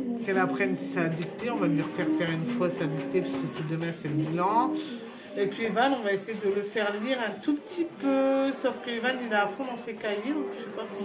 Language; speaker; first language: French; native; French